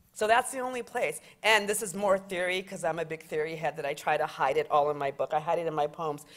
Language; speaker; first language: English; native; English